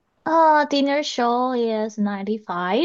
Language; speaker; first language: English; non-native, learner; Chinese